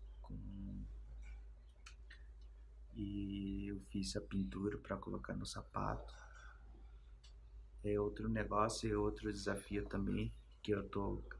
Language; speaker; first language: Portuguese; non-native, local second language; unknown